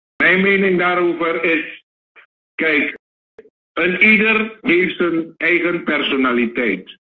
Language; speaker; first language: Dutch; native; Dutch